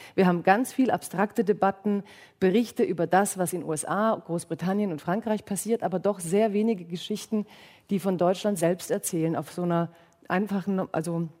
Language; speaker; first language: German; native; German